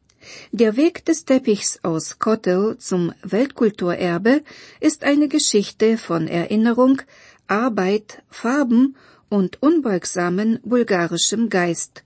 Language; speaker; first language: German; non-native, fluent; Bulgarian